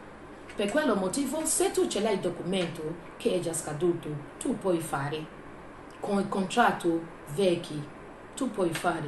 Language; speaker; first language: Italian; non-native, learner; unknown